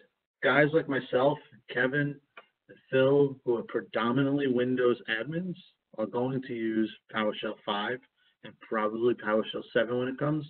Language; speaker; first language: English; native; English